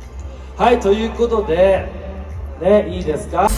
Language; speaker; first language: Japanese; native; Japanese